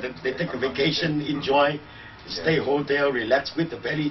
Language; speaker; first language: English; non-native, learner; Vietnamese